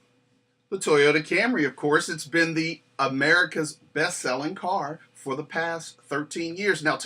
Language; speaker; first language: English; native; English